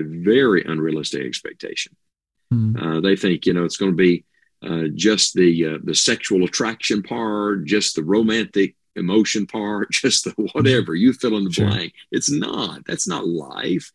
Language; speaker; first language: English; native; English